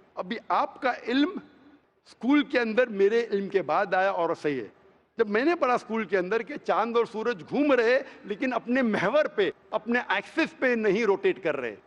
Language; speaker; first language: Hindi; non-native, local second language; Konkani